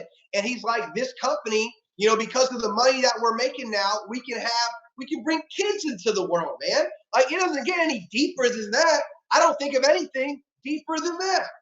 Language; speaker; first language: English; native; English